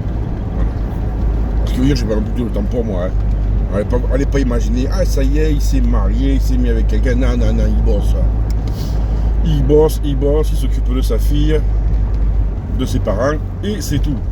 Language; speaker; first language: French; native; French